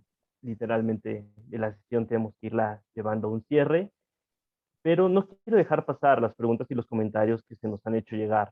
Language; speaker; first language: Spanish; native; Spanish